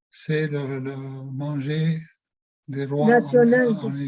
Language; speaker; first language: French; non-native, fluent; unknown